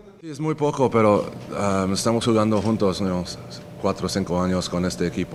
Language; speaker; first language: Spanish; non-native, learner; English